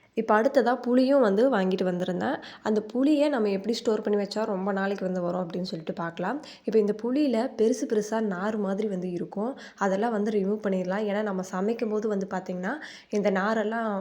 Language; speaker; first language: Tamil; native; Tamil